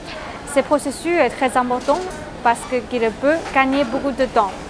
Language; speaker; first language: French; non-native, learner; Chinese